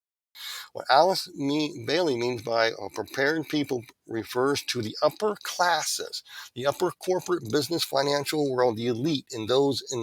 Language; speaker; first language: English; native; English